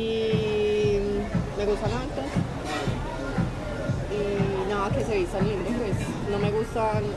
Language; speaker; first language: Spanish; non-native, learner; German